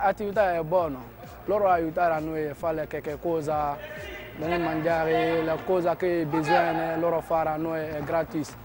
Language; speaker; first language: Italian; non-native, learner; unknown